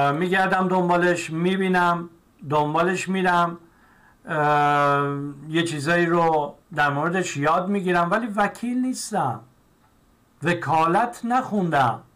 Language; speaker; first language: Persian; native; Persian